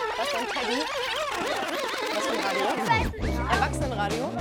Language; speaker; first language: German; native; German